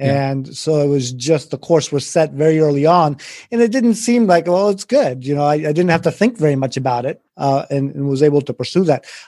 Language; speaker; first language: English; early bilingual, other home language; Spanish